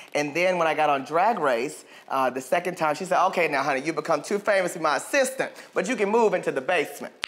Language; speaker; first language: English; native; English